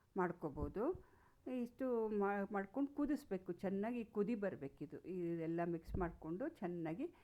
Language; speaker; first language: Kannada; non-native, local second language; Konkani